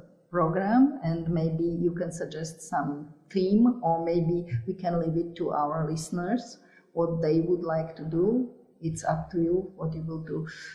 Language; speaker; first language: English; non-native, fluent; Slovak